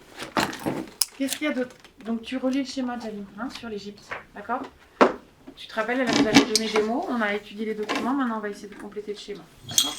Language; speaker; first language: French; native; French